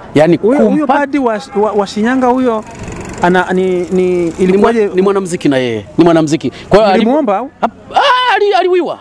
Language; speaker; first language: Swahili; native; Swahili